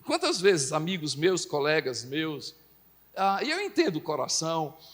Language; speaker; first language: Portuguese; native; Portuguese